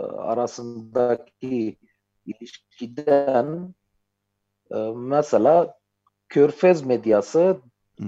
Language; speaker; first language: Turkish; non-native, fluent; Armenian